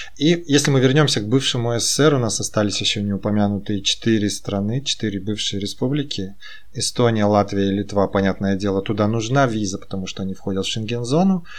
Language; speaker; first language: Russian; native; Russian